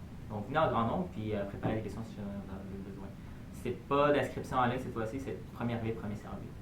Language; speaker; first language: French; native; French